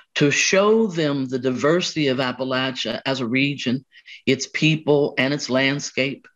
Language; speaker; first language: English; native; English